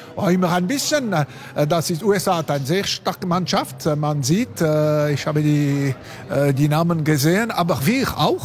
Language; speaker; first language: German; non-native, local second language; French